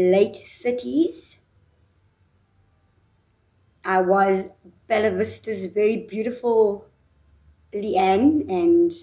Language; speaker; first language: English; native; English